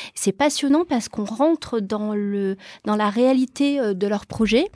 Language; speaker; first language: French; early bilingual, other home language; Portuguese